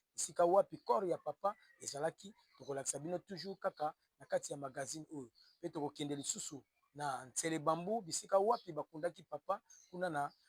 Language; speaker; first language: Lingala; native; Lingala